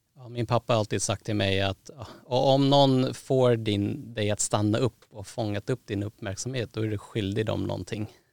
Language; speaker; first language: Swedish; native; Swedish